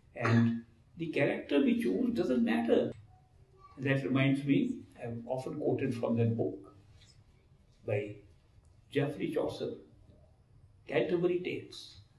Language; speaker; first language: English; non-native, local second language; Hindi